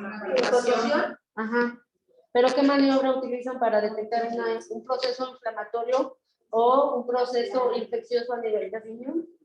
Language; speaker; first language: Spanish; native; Spanish